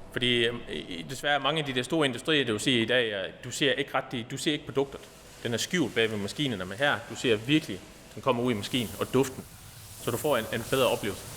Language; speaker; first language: Danish; non-native, fluent; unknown